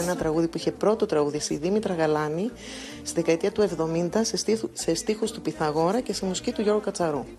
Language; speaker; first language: Greek; early bilingual, other home language; English